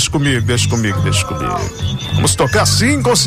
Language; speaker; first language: Portuguese; native; Portuguese